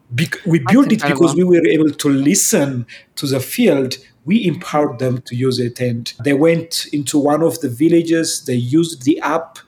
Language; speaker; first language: English; non-native, fluent; Amharic